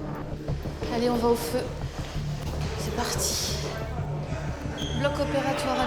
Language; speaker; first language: French; native; French